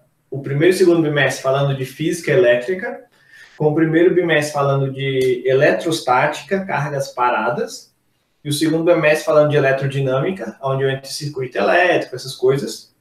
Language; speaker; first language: Portuguese; native; Portuguese